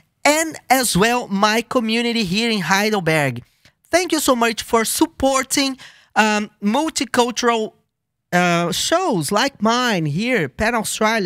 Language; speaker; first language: English; non-native, fluent; Portuguese